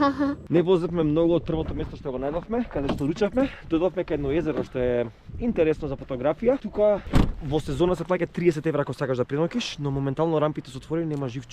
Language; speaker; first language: Macedonian; native; Macedonian